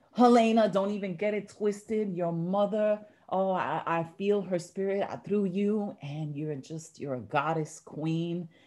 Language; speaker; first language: English; early bilingual, other home language; Spanish